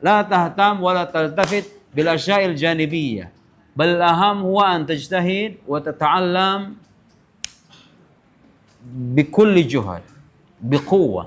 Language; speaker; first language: Arabic; non-native, fluent; Indonesian